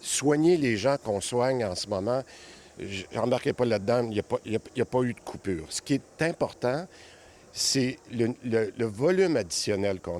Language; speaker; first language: French; native; French